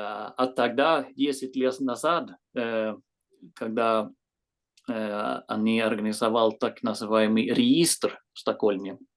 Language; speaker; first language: Russian; non-native, fluent; Swedish